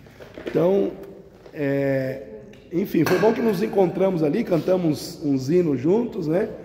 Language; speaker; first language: Portuguese; native; Portuguese